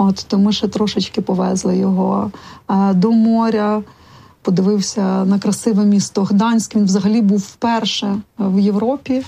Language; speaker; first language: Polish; non-native, learner; Ukrainian